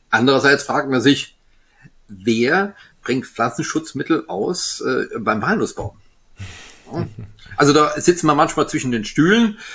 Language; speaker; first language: German; non-native, local second language; French